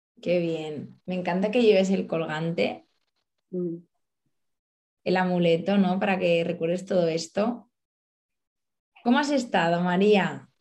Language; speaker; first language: Spanish; native; Spanish